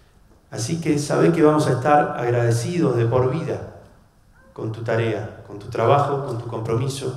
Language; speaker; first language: Spanish; native; Spanish